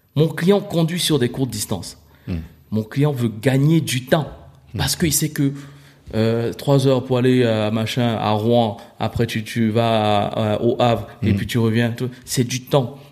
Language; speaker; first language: French; native; French